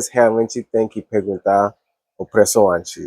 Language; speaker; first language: Portuguese; non-native, learner; English